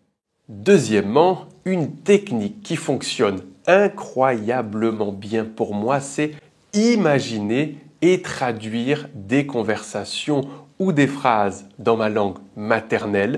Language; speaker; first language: French; native; French